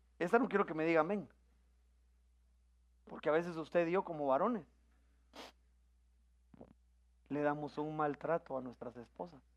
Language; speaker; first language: Spanish; native; Spanish